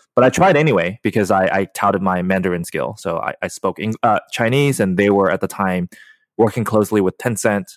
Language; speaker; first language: English; early bilingual, other home language; Chinese